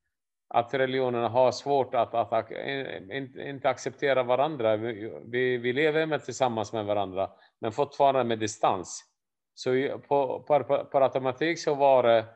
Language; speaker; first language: Swedish; non-native, fluent; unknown